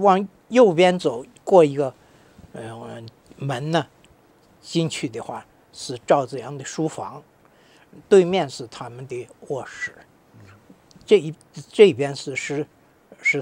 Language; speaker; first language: Chinese; native; Chinese